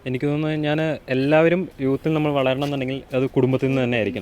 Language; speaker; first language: Malayalam; native; Malayalam